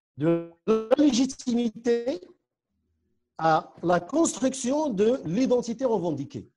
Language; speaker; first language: French; non-native, local second language; Central Atlas Tamazight